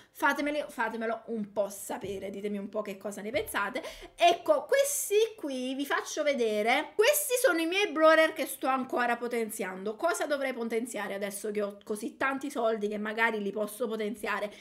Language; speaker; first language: Italian; native; Italian